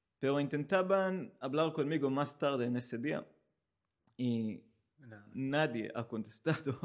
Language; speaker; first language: Spanish; non-native, learner; Hebrew